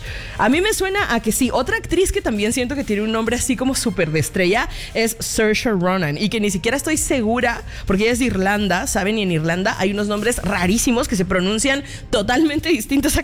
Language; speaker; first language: Spanish; native; Spanish